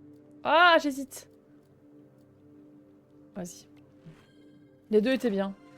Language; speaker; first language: French; native; French